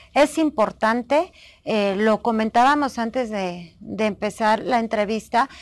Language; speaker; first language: Spanish; native; Spanish